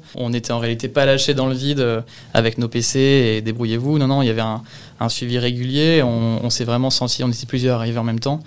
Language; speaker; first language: French; native; French